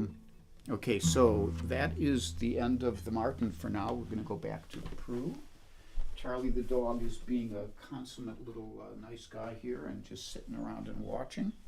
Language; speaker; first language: English; native; English